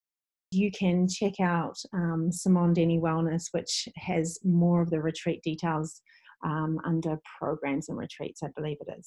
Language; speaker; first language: English; native; English